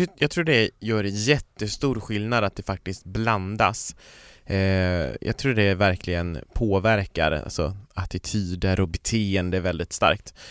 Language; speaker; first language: Swedish; native; Swedish